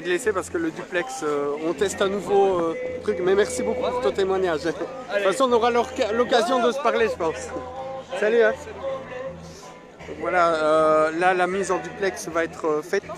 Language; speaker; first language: French; native; French